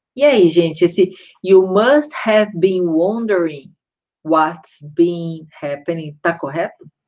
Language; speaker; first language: English; non-native, fluent; Portuguese